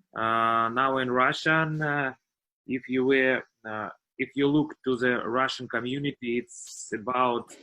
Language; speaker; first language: English; non-native, learner; Russian